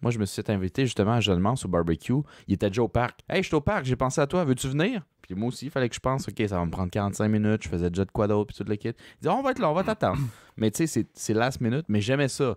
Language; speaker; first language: French; native; French